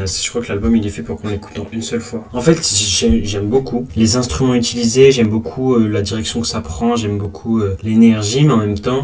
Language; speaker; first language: French; native; French